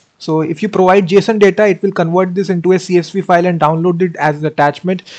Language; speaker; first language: English; non-native, local second language; Hindi